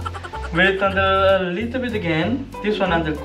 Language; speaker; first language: English; non-native, learner; Indonesian